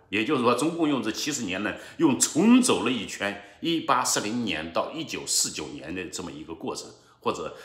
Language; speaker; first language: Chinese; native; Chinese